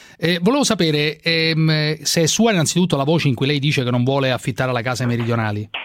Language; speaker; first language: Italian; native; Italian